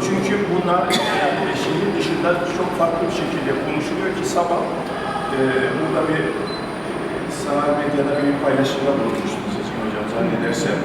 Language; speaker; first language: Turkish; native; Turkish